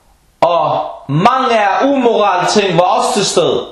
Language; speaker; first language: Danish; non-native, local second language; Arabic